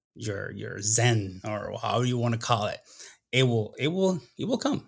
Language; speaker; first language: English; non-native, fluent; Spanish